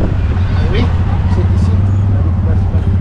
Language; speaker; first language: French; non-native, local second language; Malagasy